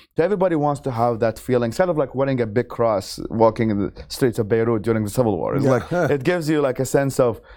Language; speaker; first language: English; non-native, fluent; Arabic